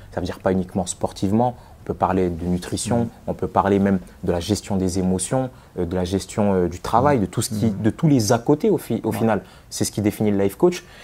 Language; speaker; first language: French; native; French